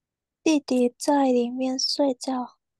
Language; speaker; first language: Chinese; non-native, learner; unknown